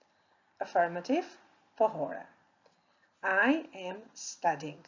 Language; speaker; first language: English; non-native, fluent; Albanian